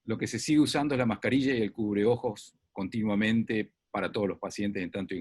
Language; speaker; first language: Spanish; native; Spanish